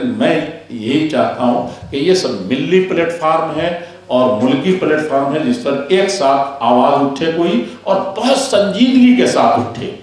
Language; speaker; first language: Urdu; native; Urdu